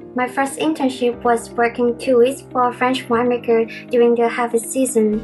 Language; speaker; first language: English; non-native, local second language; Cantonese